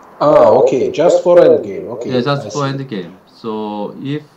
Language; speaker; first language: English; non-native, fluent; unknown